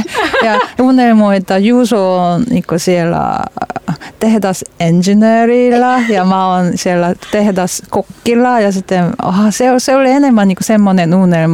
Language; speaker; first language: Finnish; non-native, learner; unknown